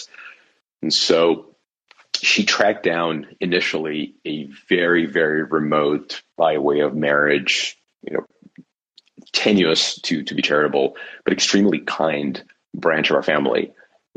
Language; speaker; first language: English; non-native, fluent; Russian